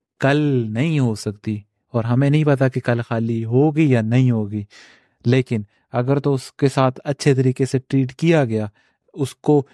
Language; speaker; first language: Urdu; native; Urdu